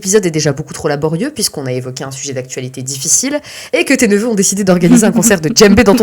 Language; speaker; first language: French; native; French